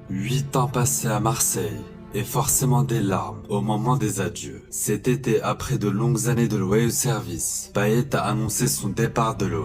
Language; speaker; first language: French; native; French